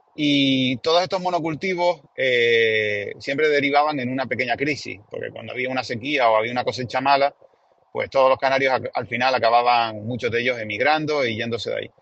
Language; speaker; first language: Spanish; native; Spanish